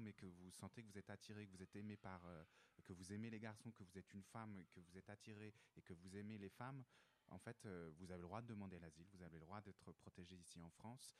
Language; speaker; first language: French; native; French